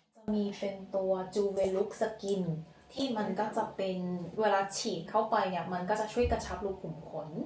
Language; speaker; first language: Thai; non-native, fluent; Korean